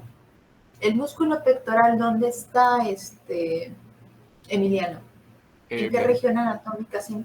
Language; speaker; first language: Spanish; native; Spanish